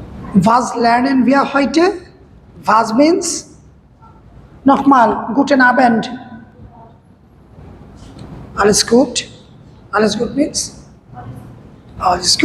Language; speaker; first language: German; non-native, fluent; Bangla